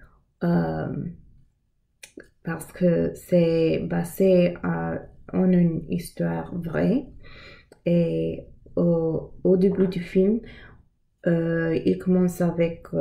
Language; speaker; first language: French; non-native, learner; English